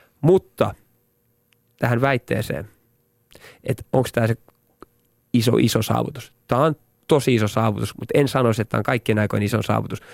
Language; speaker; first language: Finnish; native; Finnish